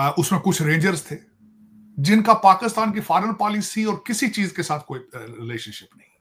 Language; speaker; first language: Hindi; native; Hindi